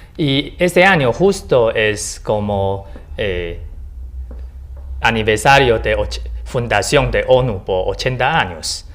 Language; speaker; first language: Spanish; non-native, learner; Chinese